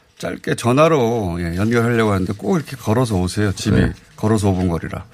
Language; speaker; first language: Korean; native; Korean